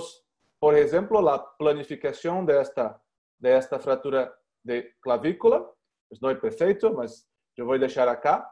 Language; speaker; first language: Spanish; non-native, learner; Portuguese